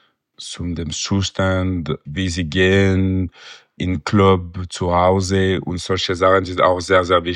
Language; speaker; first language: German; non-native, local second language; French